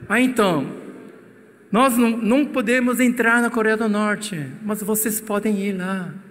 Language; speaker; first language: Portuguese; non-native, fluent; Korean